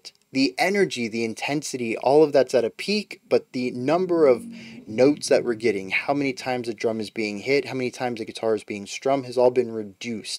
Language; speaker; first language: English; native; English